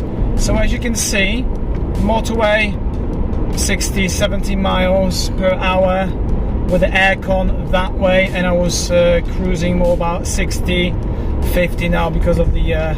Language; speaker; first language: English; non-native, fluent; Polish